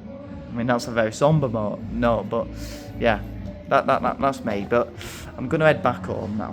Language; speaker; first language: English; native; English